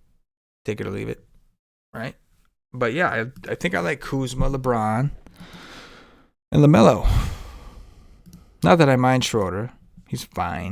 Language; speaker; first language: English; native; English